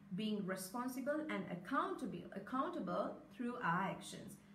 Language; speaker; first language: English; non-native, local second language; Sinhala